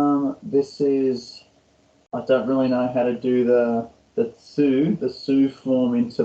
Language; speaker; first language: English; non-native, learner; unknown